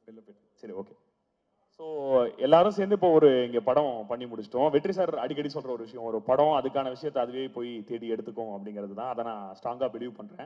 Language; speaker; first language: Tamil; native; Tamil